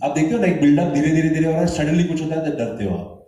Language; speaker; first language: Hindi; non-native, local second language; Marathi